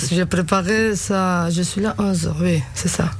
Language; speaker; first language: French; non-native, learner; Georgian